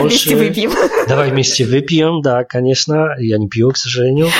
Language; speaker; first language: Polish; non-native, learner; Russian